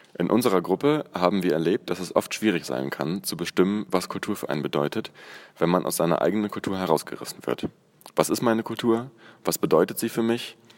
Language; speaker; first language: German; native; German